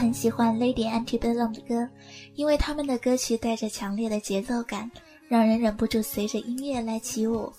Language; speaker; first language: Chinese; native; Chinese